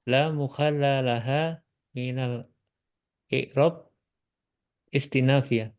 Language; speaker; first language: Arabic; non-native, learner; Indonesian